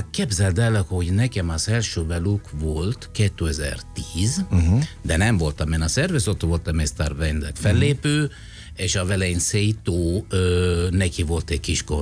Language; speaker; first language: Hungarian; non-native, fluent; Italian